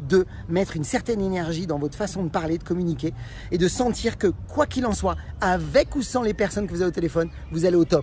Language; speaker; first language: French; native; French